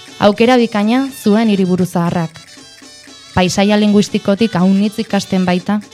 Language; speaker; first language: Basque; native; Basque